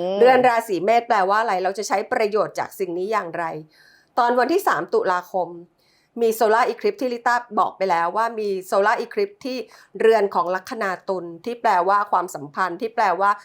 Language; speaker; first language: Thai; native; Thai